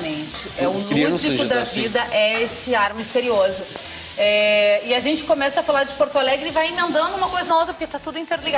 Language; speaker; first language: Portuguese; native; Portuguese